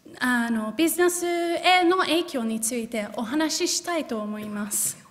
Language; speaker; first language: Japanese; non-native, fluent; English